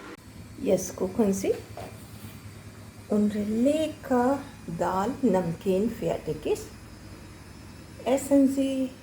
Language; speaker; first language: German; non-native, learner; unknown